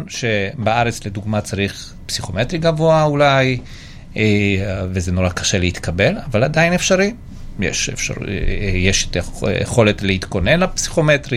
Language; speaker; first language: Hebrew; non-native, fluent; Georgian